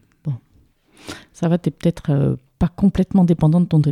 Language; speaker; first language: French; native; French